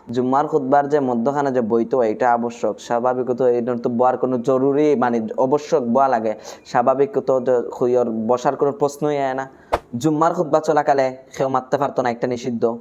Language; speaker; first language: Bangla; non-native, local second language; Sylheti